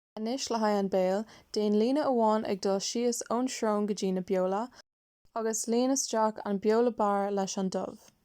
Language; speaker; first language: Irish; non-native, local second language; English